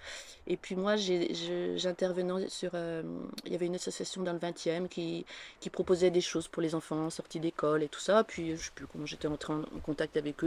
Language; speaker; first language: French; native; French